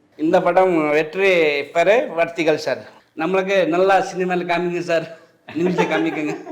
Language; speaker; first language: Tamil; non-native, learner; Hindi